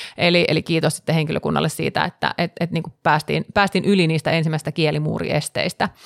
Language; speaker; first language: Finnish; native; Finnish